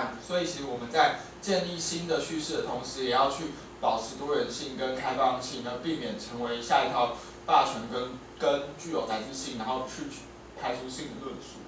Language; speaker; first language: Chinese; native; Chinese